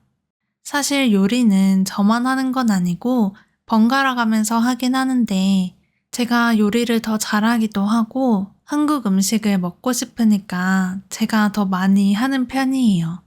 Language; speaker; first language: Korean; native; Korean